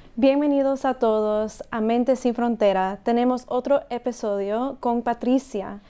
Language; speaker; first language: Spanish; early bilingual, heritage; Spanish